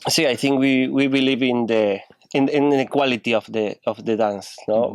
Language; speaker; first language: English; non-native, learner; Spanish